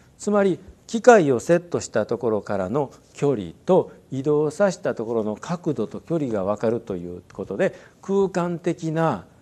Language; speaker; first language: Japanese; native; Japanese